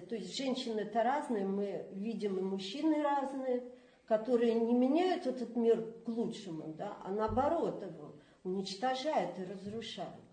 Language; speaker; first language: Russian; native; Russian